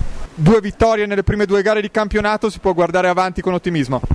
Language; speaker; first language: Italian; native; Italian